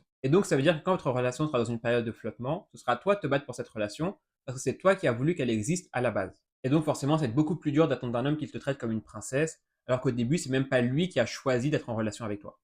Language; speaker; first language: French; native; French